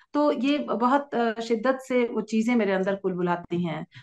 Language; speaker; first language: Hindi; native; Hindi